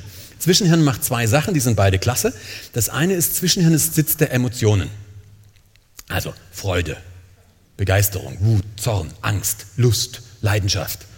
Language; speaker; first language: German; native; German